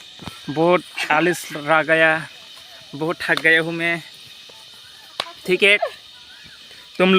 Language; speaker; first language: Hindi; non-native, local second language; Kok Borok